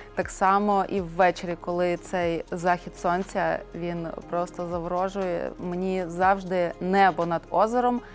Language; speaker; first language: Ukrainian; non-native, local second language; Russian